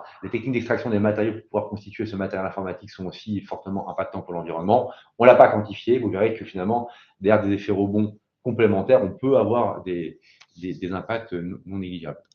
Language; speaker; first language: French; native; French